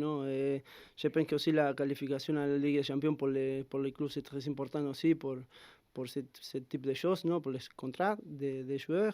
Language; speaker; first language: French; non-native, fluent; Spanish